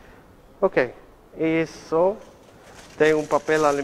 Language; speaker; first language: Portuguese; non-native, learner; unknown